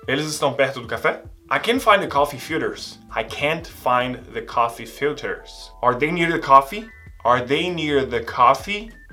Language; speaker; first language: English; non-native, fluent; Portuguese